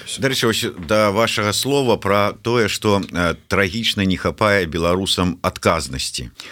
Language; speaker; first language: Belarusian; non-native, local second language; Russian